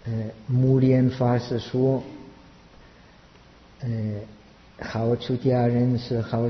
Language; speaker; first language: Chinese; non-native, fluent; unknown